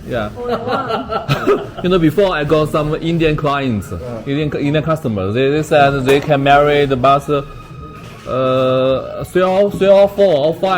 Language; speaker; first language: English; non-native, learner; Chinese